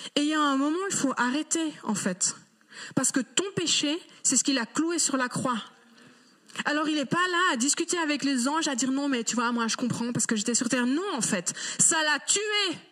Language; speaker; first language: French; native; French